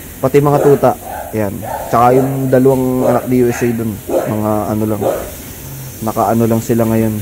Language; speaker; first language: Filipino; native; Filipino